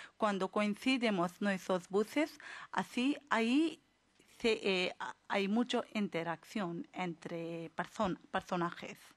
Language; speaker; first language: Spanish; non-native, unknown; Urdu